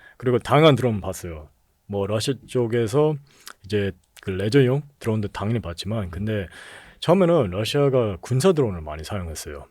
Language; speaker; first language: Korean; early bilingual, heritage; Korean